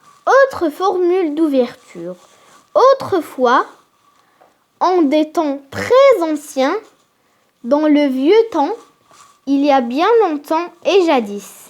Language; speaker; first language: French; non-native, local second language; Arabic